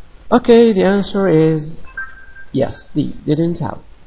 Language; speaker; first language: English; non-native, fluent; Arabic